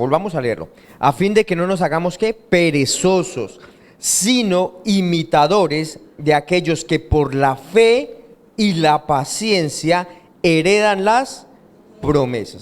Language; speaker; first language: Spanish; native; Spanish